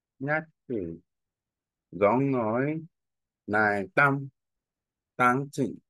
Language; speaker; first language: Vietnamese; non-native, learner; Korean